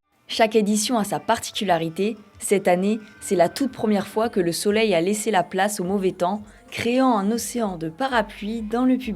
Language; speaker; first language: French; native; French